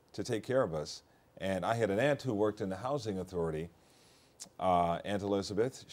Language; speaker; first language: English; native; English